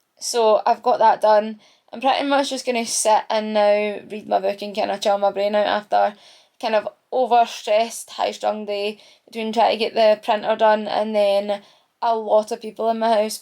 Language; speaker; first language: English; native; English